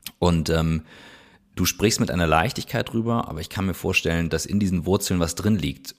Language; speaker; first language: German; native; German